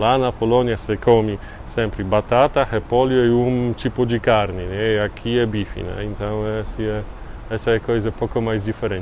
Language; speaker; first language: Portuguese; non-native, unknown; Polish